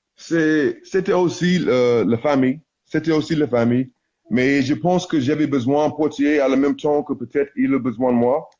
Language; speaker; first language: French; non-native, learner; English